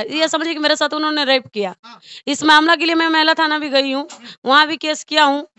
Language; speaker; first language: Hindi; native; Hindi